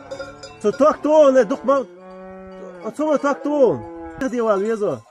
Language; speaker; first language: German; non-native, learner; Russian